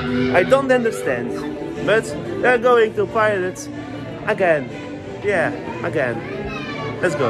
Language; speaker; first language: English; non-native, learner; Dutch